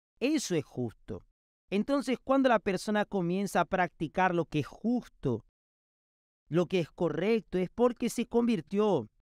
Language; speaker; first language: Spanish; non-native, fluent; Portuguese